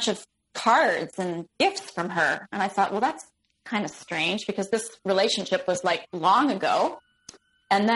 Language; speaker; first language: English; native; English